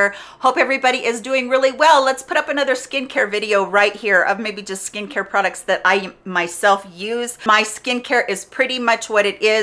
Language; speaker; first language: English; native; English